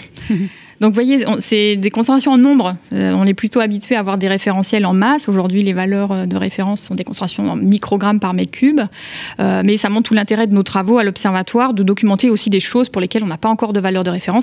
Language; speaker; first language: French; native; French